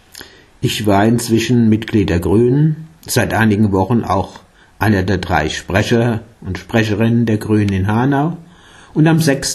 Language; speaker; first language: German; native; German